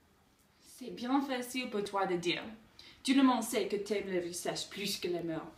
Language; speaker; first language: French; non-native, learner; English